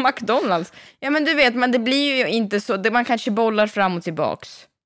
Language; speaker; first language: Swedish; native; Swedish